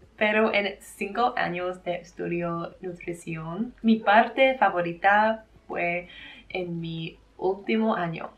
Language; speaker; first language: Spanish; non-native, learner; English